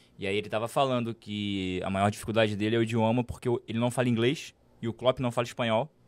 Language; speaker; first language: Portuguese; native; Portuguese